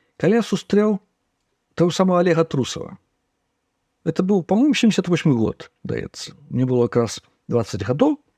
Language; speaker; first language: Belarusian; native; Belarusian